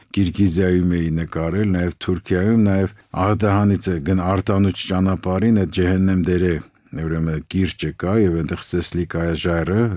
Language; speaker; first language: Armenian; native; Armenian